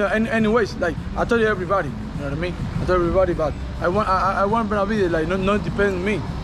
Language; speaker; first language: English; non-native, learner; Spanish